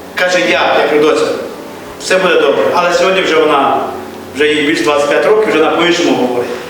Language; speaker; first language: Ukrainian; native; Ukrainian